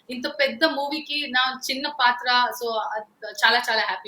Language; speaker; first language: Telugu; non-native, local second language; Kannada